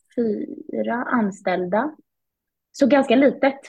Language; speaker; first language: Swedish; native; Swedish